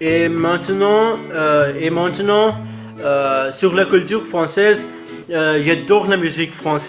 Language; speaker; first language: French; non-native, learner; Urdu